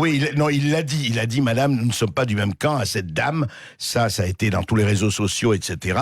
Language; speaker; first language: French; native; French